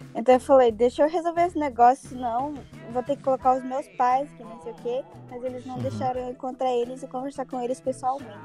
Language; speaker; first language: Portuguese; early bilingual, heritage; Japanese